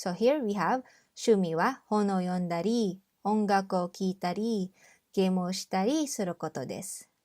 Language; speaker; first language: Japanese; non-native, fluent; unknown